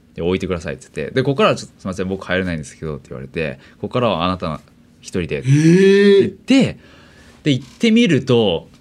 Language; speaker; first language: Japanese; early bilingual, heritage; English